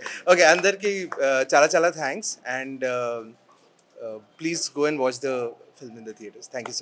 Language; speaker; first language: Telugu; non-native, learner; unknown